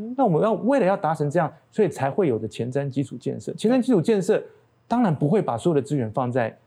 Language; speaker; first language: Chinese; native; Chinese